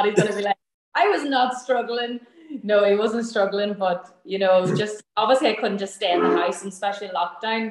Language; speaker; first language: English; native; English